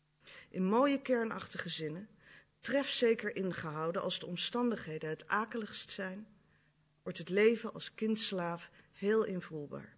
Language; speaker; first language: Dutch; native; Dutch